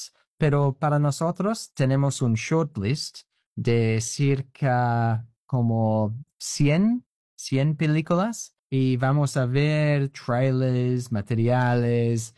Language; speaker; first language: Spanish; non-native, fluent; English